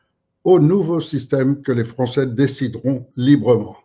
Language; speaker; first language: French; native; French